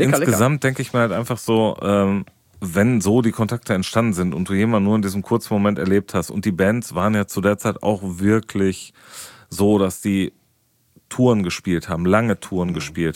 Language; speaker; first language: German; native; German